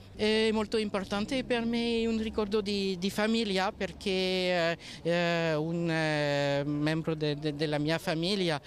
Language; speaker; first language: Italian; non-native, learner; French